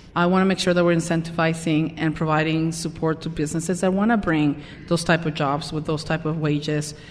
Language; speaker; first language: English; non-native, fluent; Spanish